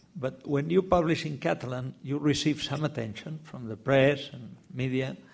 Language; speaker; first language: English; non-native, fluent; Spanish